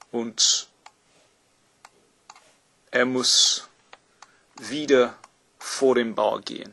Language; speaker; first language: German; non-native, fluent; English